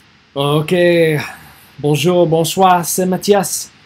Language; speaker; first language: French; non-native, learner; English